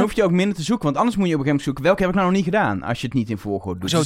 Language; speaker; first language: Dutch; native; Dutch